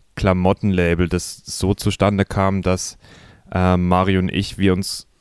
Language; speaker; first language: German; native; German